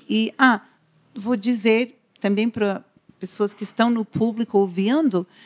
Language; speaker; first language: Portuguese; non-native, fluent; English